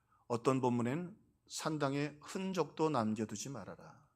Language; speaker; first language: Korean; native; Korean